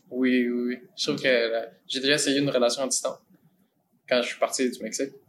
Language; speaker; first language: French; early bilingual, other home language; Spanish